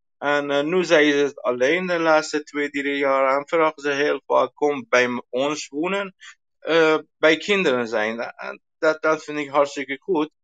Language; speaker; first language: Dutch; non-native, learner; Persian